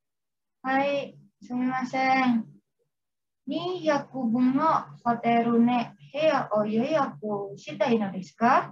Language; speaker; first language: Japanese; non-native, learner; Indonesian